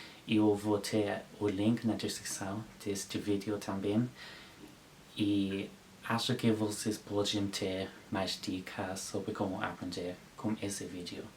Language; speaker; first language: Portuguese; non-native, learner; English